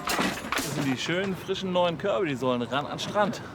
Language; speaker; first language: German; native; German